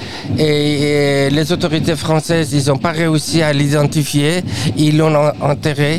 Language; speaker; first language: French; non-native, fluent; Persian